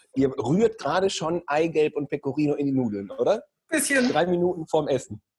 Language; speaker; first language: German; native; German